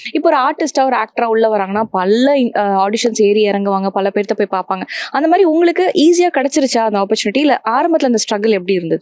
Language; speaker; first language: Tamil; native; Tamil